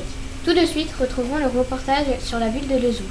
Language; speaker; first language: French; native; French